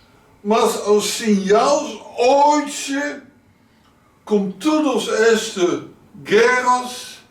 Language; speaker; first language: Portuguese; non-native, learner; Dutch